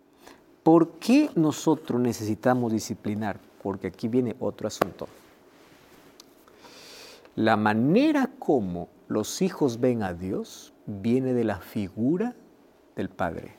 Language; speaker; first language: Spanish; native; Spanish